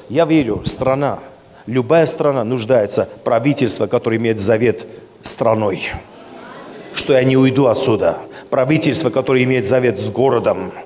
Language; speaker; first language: Russian; non-native, local second language; Armenian